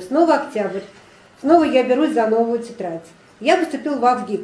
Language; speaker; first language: Russian; native; Russian